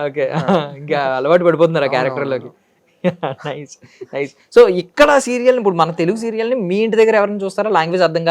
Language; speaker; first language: Telugu; native; Telugu